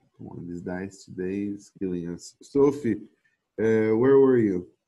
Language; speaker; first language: English; non-native, fluent; Portuguese